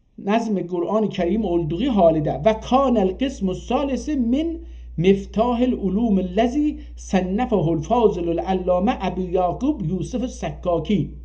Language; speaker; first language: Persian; non-native, local second language; Azerbaijani